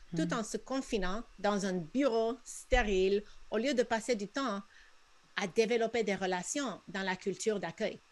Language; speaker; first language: French; non-native, fluent; Spanish